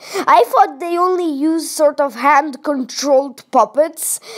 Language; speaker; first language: English; non-native, fluent; Russian